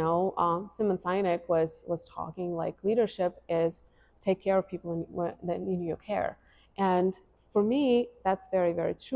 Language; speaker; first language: English; non-native, fluent; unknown